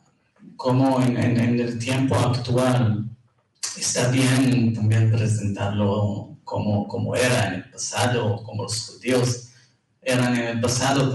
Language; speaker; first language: Spanish; non-native, fluent; Hebrew